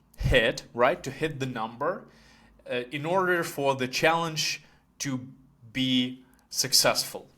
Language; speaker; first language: English; non-native, fluent; Ukrainian